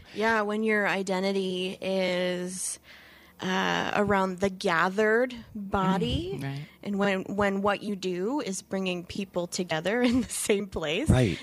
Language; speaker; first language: English; native; English